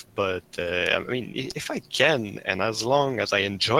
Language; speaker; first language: English; non-native, fluent; French